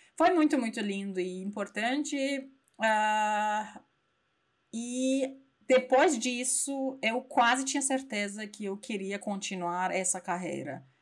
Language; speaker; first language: Portuguese; non-native, fluent; Persian